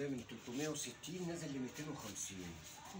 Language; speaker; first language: Arabic; native; Arabic